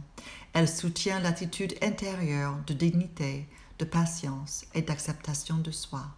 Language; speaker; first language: French; non-native, fluent; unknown